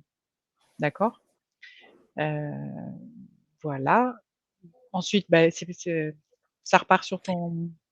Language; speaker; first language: French; native; French